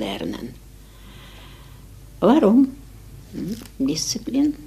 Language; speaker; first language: German; non-native, fluent; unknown